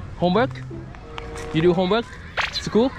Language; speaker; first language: English; non-native, learner; Thai